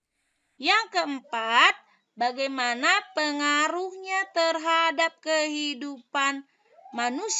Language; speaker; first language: Indonesian; native; Indonesian